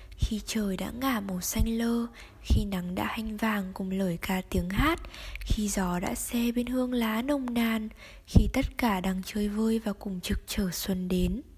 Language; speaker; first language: Vietnamese; native; Vietnamese